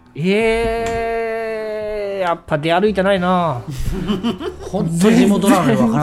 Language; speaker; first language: Japanese; native; Japanese